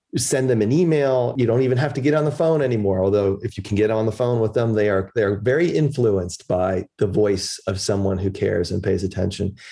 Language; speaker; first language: English; early bilingual, other home language; German